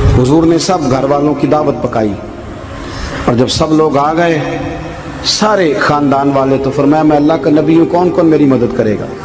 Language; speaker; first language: Urdu; non-native, local second language; Punjabi